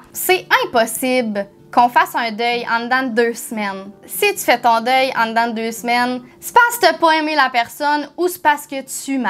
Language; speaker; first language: French; native; French